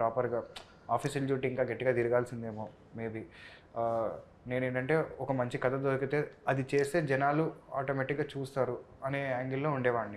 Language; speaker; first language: Telugu; native; Telugu